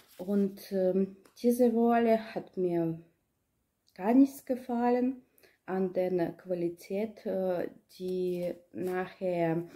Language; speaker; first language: German; non-native, learner; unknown